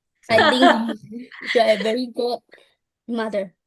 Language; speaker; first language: English; non-native, learner; Burmese